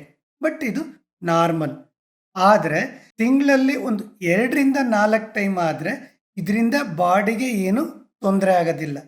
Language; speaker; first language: Kannada; native; Kannada